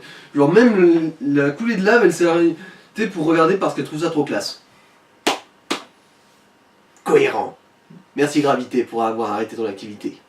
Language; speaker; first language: French; native; French